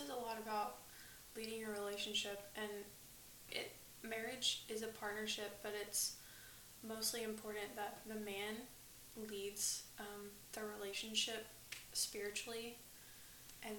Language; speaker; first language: English; native; English